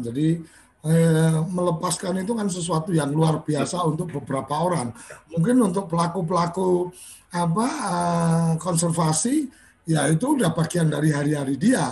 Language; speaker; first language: Malay; native; Malay